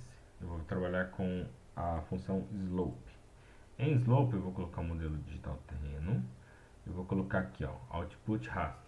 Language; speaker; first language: Portuguese; native; Portuguese